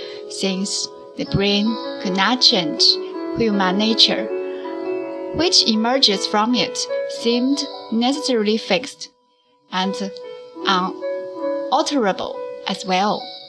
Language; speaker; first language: English; non-native, learner; Chinese